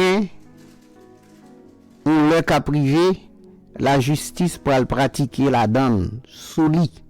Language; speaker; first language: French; non-native, local second language; Haitian Creole